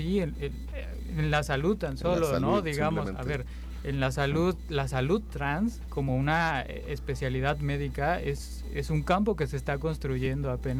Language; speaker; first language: Spanish; native; Spanish